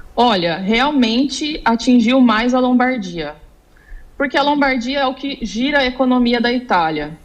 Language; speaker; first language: Portuguese; native; Portuguese